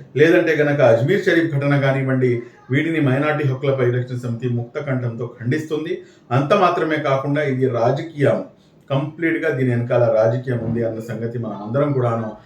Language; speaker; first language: Telugu; non-native, local second language; Urdu